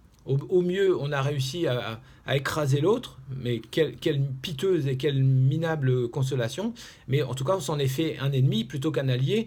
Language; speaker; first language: French; native; French